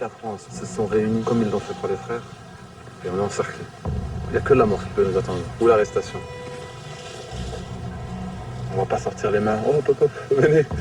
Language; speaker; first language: French; native; French